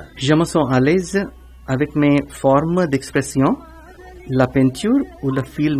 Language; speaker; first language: French; non-native, fluent; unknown